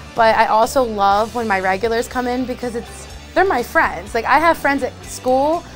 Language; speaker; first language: English; native; English